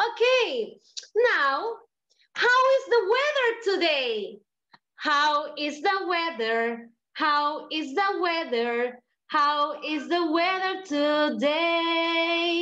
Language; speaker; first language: English; non-native, learner; Spanish